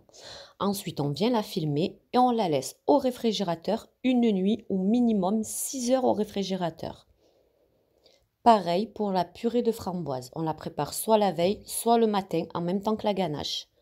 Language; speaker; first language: French; native; French